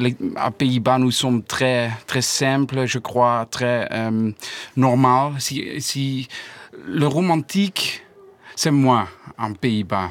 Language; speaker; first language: French; non-native, learner; Dutch